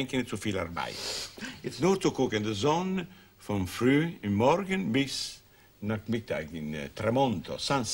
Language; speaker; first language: German; non-native, learner; Italian